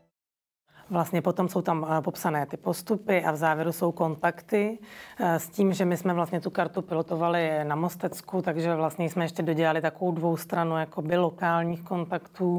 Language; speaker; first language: Czech; native; Czech